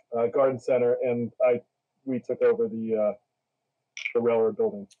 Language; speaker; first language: English; native; English